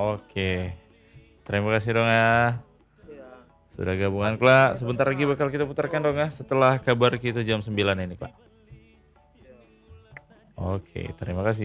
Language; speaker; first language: Indonesian; native; Indonesian